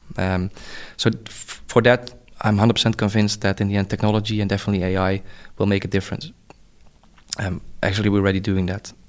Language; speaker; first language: English; non-native, fluent; Dutch